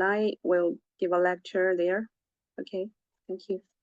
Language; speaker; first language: English; non-native, fluent; Chinese